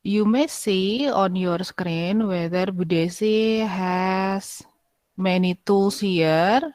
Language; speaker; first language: English; non-native, fluent; Indonesian